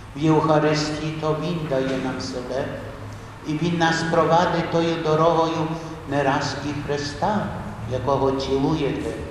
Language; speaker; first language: Ukrainian; early bilingual, heritage; Ukrainian